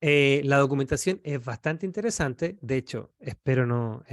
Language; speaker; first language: Spanish; native; Spanish